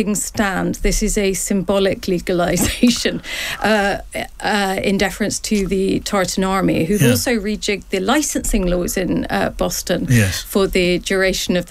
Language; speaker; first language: English; native; English